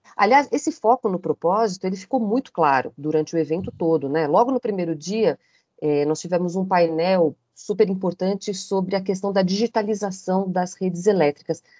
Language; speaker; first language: Portuguese; native; Portuguese